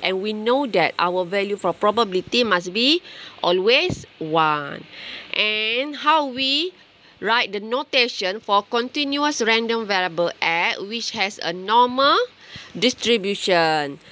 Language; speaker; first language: English; non-native, local second language; Malay